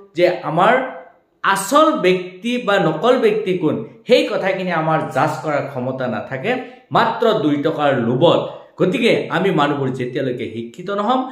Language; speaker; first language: Assamese; non-native, local second language; Bangla